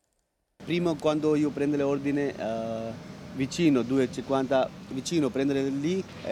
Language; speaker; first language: Italian; non-native, learner; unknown